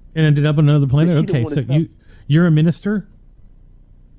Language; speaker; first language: English; native; English